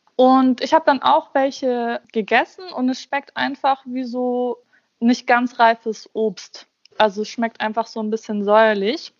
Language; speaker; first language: German; early bilingual, other home language; Bosnian